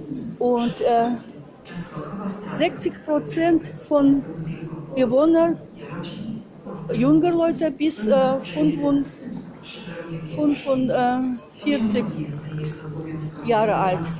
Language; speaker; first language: German; non-native, learner; Russian